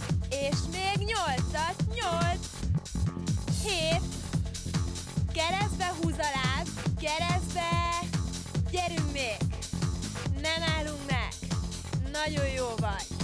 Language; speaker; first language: Hungarian; native; Hungarian